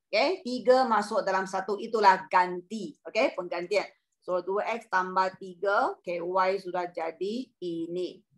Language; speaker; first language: Malay; non-native, local second language; Chinese